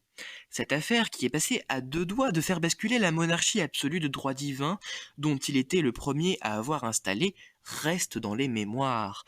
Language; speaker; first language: French; native; French